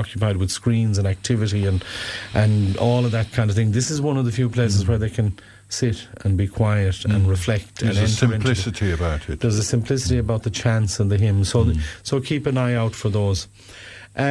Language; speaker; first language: English; native; English